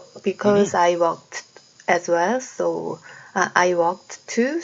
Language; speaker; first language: English; non-native, learner; Korean